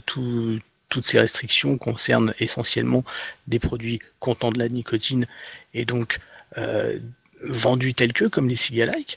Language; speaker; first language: French; native; French